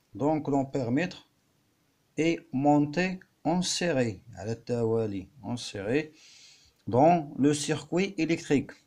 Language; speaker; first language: French; non-native, local second language; Arabic